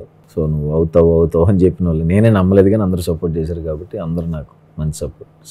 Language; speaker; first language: Telugu; native; Telugu